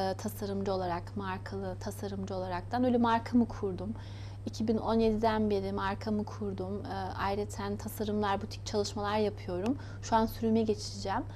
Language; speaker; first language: Turkish; early bilingual, heritage; Turkish